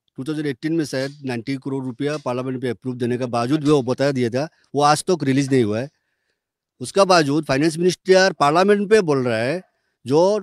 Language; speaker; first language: Hindi; non-native, local second language; Bangla